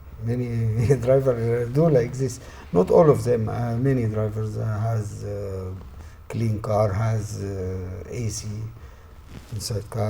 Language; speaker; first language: English; non-native, learner; Arabic